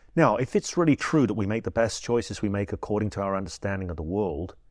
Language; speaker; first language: English; native; English